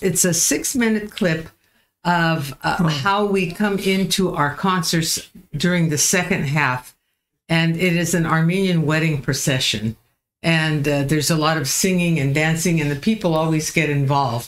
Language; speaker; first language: English; native; English